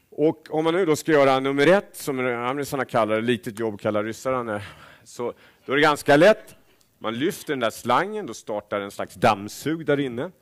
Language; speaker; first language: Swedish; native; Swedish